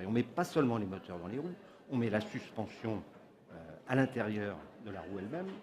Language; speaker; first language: French; native; French